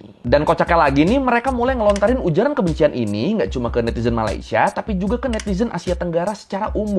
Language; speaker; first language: Indonesian; native; Indonesian